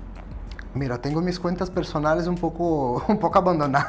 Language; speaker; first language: Spanish; non-native, fluent; Portuguese